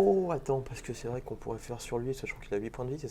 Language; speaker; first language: French; native; French